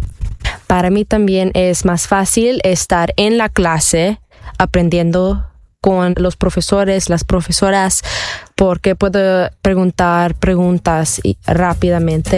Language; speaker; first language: Spanish; early bilingual, heritage; Spanish